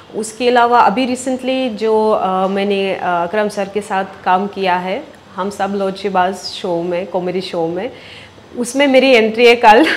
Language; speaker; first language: Hindi; non-native, fluent; Russian